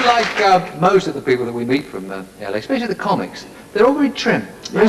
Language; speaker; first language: English; native; English